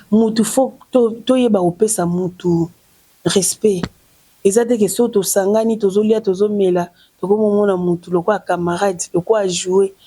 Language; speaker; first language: Lingala; native; Lingala